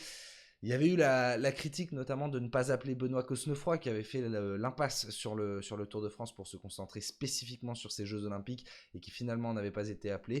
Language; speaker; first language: French; native; French